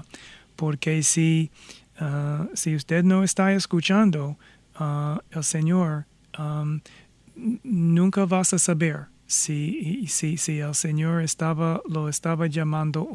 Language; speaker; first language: Spanish; non-native, fluent; English